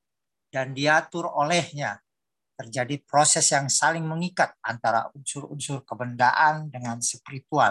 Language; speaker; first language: Indonesian; native; Indonesian